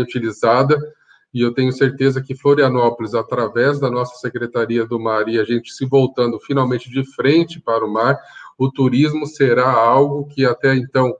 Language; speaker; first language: Portuguese; native; Portuguese